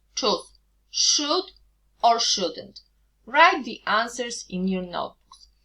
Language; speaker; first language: English; non-native, fluent; Polish